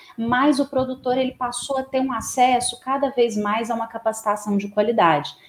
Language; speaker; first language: Portuguese; native; Portuguese